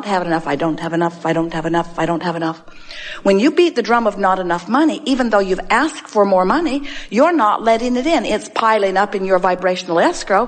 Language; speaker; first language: English; native; English